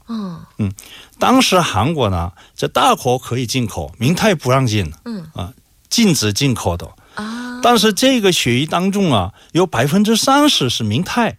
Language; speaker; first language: Chinese; non-native, fluent; Korean